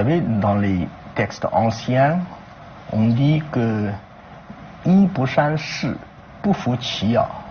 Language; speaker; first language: French; non-native, fluent; Chinese